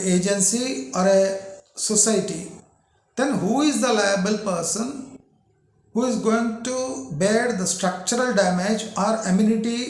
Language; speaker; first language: English; non-native, local second language; Telugu